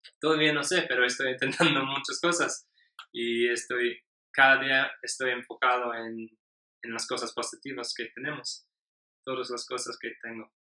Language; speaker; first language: Spanish; non-native, learner; English